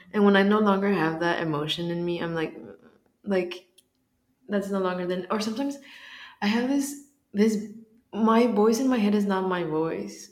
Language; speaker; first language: English; early bilingual, other home language; Spanish